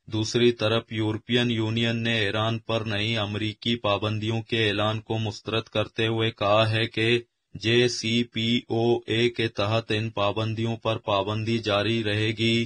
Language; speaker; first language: Urdu; non-native, local second language; Baluchi